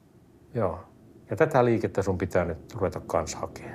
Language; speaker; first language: Finnish; native; Finnish